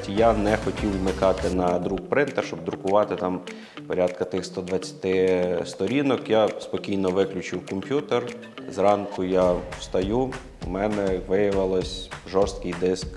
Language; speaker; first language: Ukrainian; native; Ukrainian